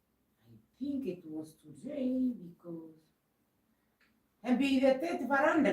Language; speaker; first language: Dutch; non-native, learner; Kikuyu